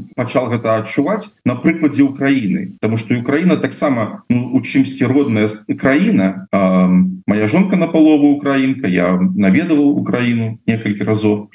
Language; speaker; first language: Belarusian; non-native, local second language; Russian